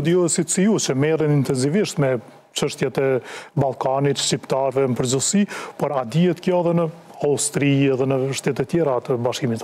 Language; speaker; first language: Albanian; native; Albanian